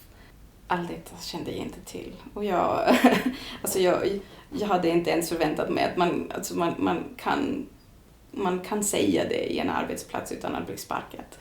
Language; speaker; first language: Swedish; non-native, fluent; Greek